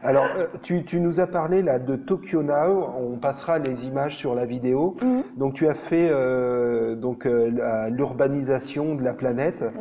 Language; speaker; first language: French; native; French